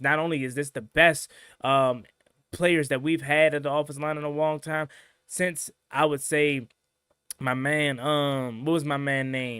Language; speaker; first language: English; native; English